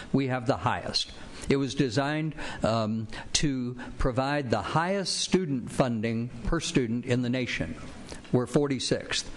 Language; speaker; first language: English; native; English